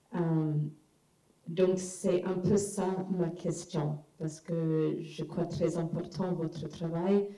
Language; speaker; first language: French; non-native, fluent; English